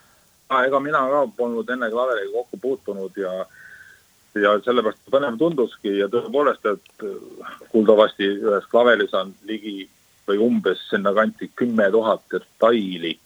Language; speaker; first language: Estonian; native; Estonian